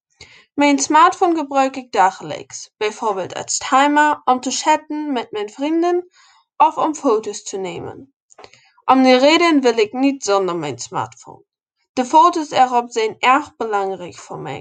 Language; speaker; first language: Dutch; non-native, learner; German